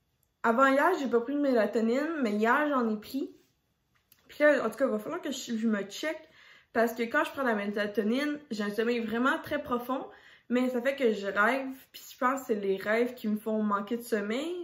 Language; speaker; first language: French; native; French